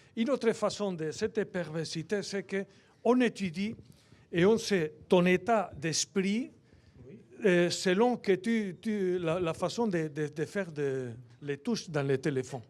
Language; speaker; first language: French; non-native, fluent; Spanish